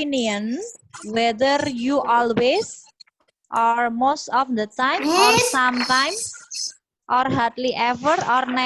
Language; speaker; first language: English; non-native, fluent; Indonesian